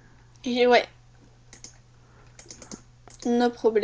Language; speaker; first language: French; native; French